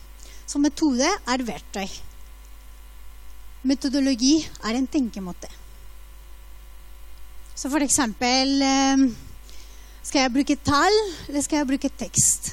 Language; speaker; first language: Norwegian; non-native, fluent; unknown